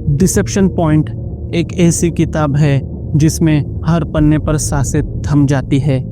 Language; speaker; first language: Hindi; non-native, local second language; Marathi